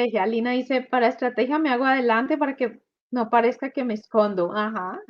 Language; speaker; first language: Spanish; native; Spanish